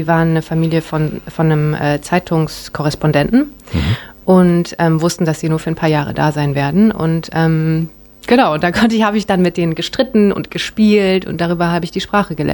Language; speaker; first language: German; native; German